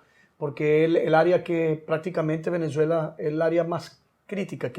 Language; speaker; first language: Portuguese; non-native, learner; Spanish